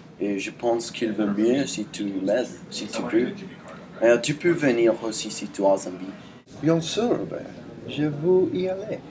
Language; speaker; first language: French; non-native, learner; English